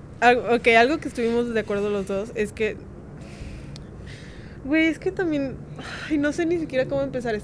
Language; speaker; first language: Spanish; native; Spanish